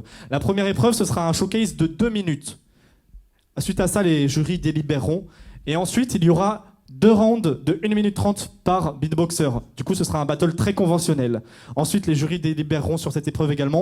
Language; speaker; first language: French; native; French